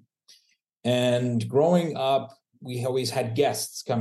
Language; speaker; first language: English; native; English